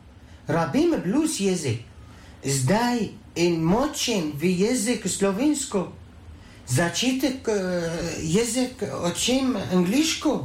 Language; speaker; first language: Slovenian; non-native, learner; Arabic